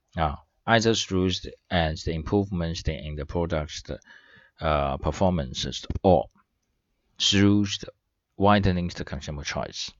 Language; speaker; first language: English; non-native, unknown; Chinese